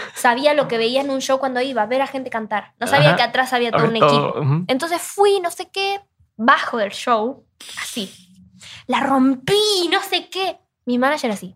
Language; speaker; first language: Spanish; native; Spanish